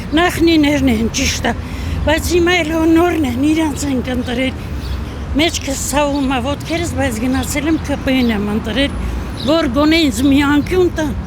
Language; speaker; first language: Armenian; native; Armenian